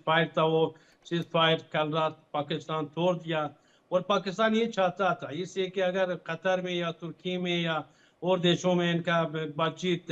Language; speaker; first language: Hindi; non-native, fluent; Pashto